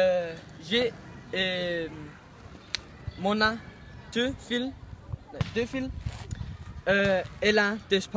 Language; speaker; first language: French; non-native, learner; Danish